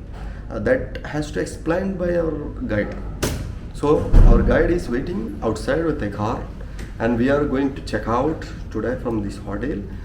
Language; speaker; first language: English; non-native, local second language; Malayalam